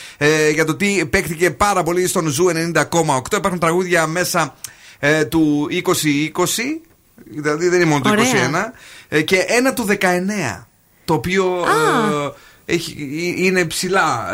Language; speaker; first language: Greek; native; Greek